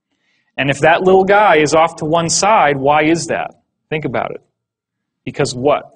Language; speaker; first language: English; native; English